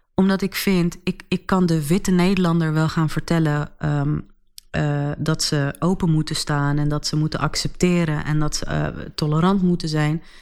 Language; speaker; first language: Dutch; early bilingual, other home language; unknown